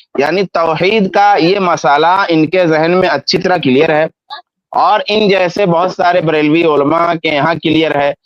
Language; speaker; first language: Urdu; native; Urdu